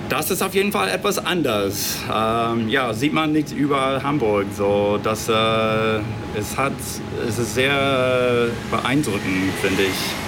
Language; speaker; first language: German; non-native, learner; English